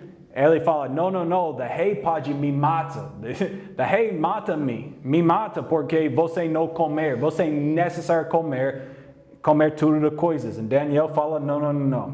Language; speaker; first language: Portuguese; non-native, learner; English